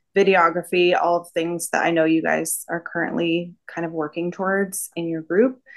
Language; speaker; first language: English; native; English